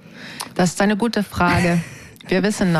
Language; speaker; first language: German; non-native, fluent; French